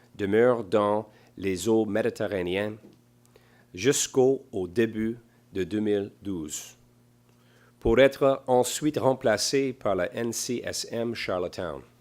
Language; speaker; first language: French; non-native, local second language; English